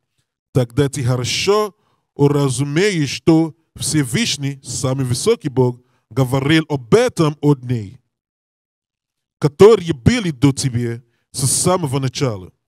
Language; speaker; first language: Russian; non-native, learner; English